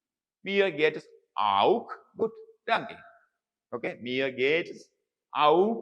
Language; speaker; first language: German; non-native, learner; Malayalam